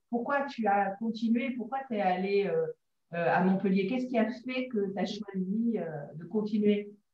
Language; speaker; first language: French; native; French